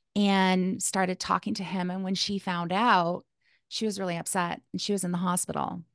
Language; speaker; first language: English; native; English